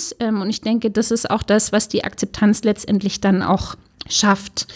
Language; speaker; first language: German; native; German